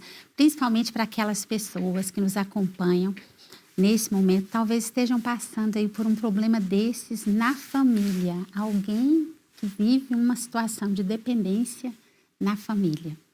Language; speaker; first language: Portuguese; native; Portuguese